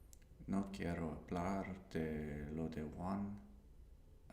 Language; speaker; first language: Spanish; non-native, learner; English